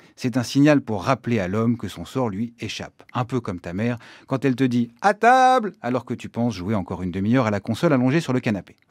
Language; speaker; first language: French; native; French